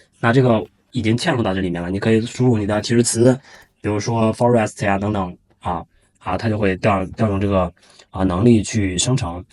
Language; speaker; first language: Chinese; native; Chinese